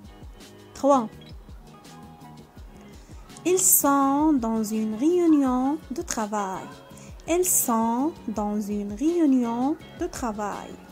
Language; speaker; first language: French; non-native, local second language; Arabic